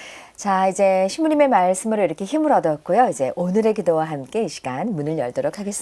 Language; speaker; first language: Korean; native; Korean